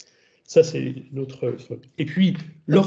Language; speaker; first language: French; native; French